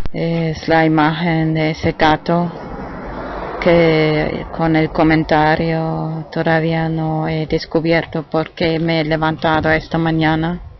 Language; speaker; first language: Spanish; non-native, fluent; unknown